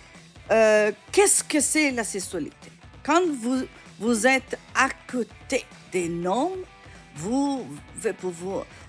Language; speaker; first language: French; non-native, learner; Italian